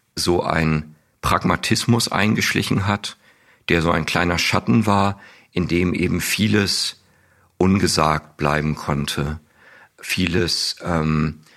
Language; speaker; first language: German; native; German